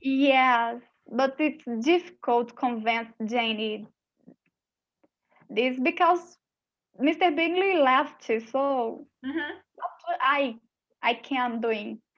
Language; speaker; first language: English; non-native, learner; Portuguese